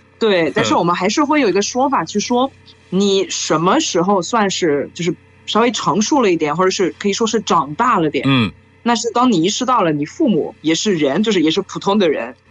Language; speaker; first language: Chinese; non-native, fluent; French